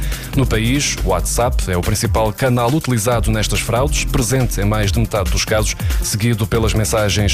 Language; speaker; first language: Portuguese; native; Portuguese